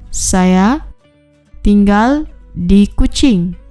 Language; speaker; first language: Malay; non-native, fluent; Urdu